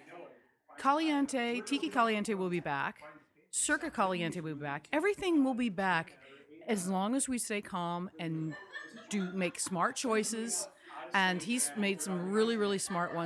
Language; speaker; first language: English; native; English